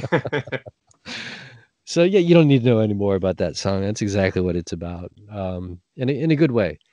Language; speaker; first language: English; native; English